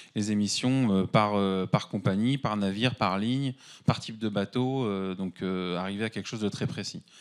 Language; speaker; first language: French; native; French